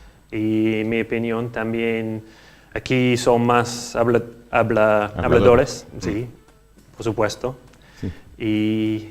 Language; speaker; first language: Spanish; non-native, learner; English